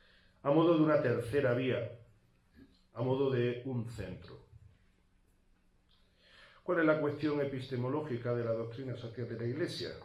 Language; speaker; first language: Spanish; native; Spanish